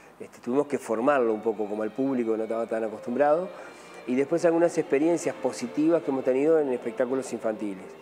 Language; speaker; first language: Spanish; native; Spanish